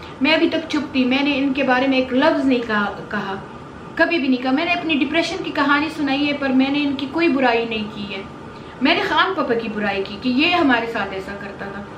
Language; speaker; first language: Urdu; non-native, local second language; Pashto